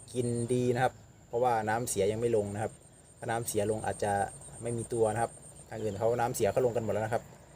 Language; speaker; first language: Thai; native; Thai